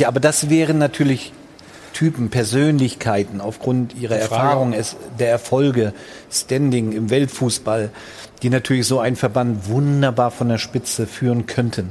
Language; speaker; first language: German; native; German